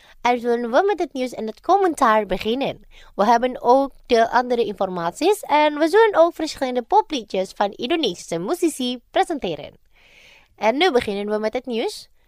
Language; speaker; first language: Dutch; non-native, fluent; Indonesian